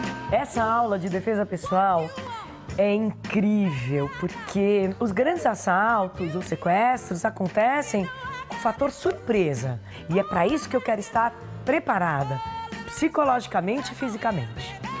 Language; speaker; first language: Portuguese; native; Portuguese